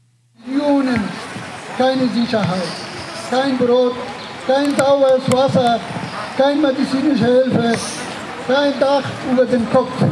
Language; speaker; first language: German; non-native, fluent; Persian